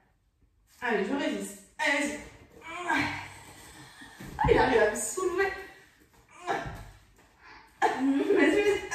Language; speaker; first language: French; native; French